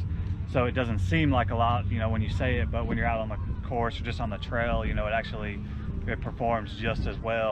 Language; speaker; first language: English; native; English